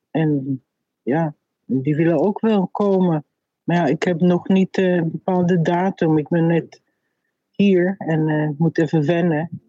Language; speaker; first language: Dutch; non-native, fluent; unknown